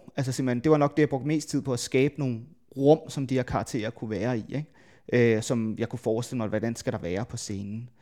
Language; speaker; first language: Danish; native; Danish